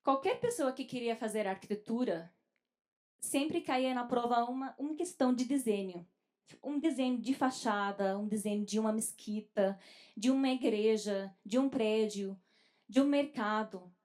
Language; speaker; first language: Portuguese; non-native, fluent; Arabic